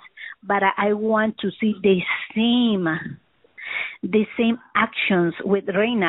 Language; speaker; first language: English; non-native, learner; Spanish